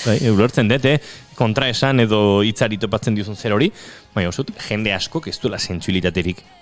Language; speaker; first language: Basque; native; Basque